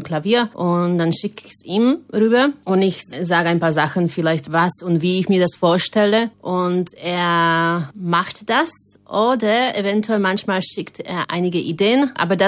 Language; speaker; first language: German; non-native, fluent; Slovak